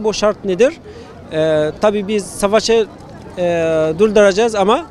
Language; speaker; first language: Turkish; non-native, fluent; Arabic